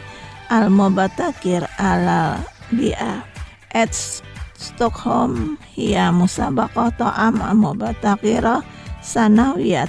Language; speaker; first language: Arabic; non-native, fluent; Indonesian